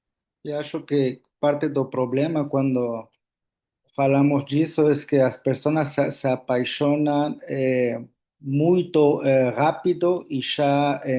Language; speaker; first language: Portuguese; non-native, fluent; Spanish